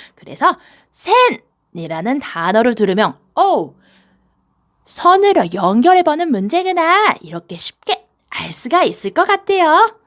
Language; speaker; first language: Korean; non-native, fluent; Japanese